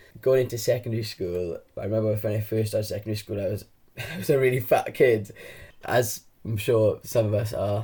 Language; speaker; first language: English; native; English